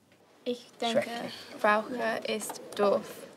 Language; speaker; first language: German; non-native, learner; English